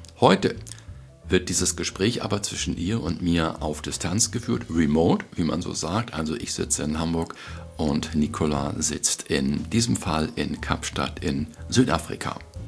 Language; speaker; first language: German; native; German